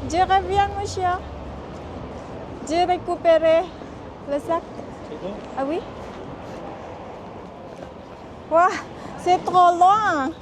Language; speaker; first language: French; non-native, learner; Indonesian